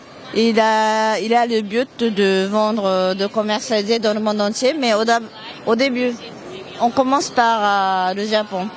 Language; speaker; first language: French; non-native, fluent; Japanese